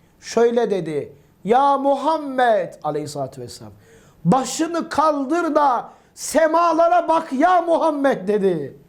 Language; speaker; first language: Turkish; native; Turkish